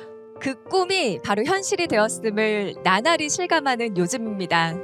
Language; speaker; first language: Korean; native; Korean